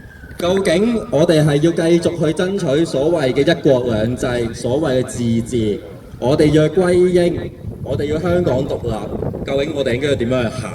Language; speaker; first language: Cantonese; native; Cantonese